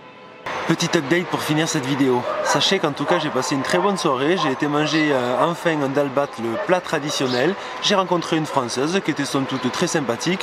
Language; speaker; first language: French; native; French